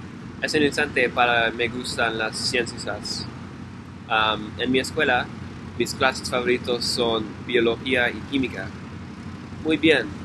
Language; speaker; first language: Spanish; non-native, learner; English